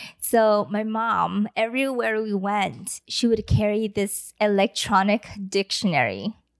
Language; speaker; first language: English; early bilingual, other home language; Vietnamese